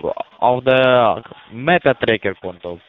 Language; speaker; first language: German; non-native, learner; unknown